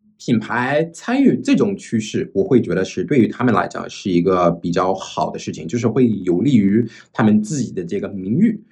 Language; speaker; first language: Chinese; non-native, fluent; English